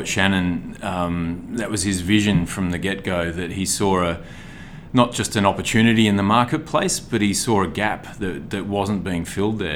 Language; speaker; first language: English; native; English